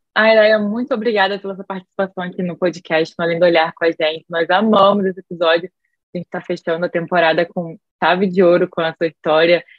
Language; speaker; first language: Portuguese; native; Portuguese